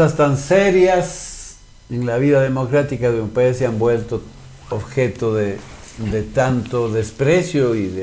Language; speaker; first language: Spanish; native; Spanish